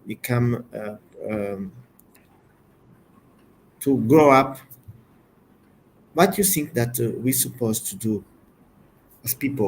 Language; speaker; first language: English; non-native, learner; Portuguese